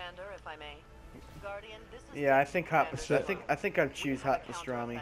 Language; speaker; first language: English; native; English